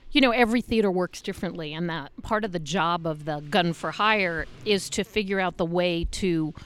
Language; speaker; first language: English; native; English